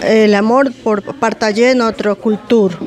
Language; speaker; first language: French; non-native, learner; Spanish